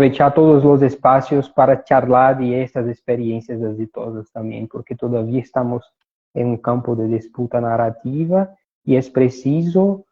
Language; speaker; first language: Spanish; non-native, fluent; Portuguese